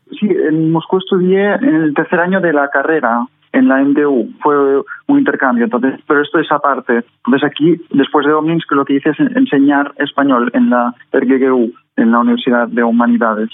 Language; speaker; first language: Spanish; non-native, fluent; Catalan